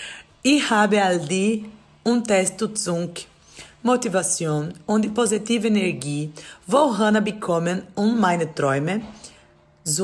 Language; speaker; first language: German; non-native, learner; Portuguese